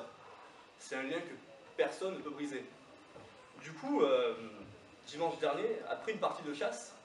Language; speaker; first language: French; native; French